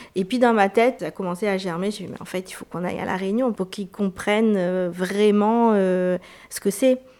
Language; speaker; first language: French; native; French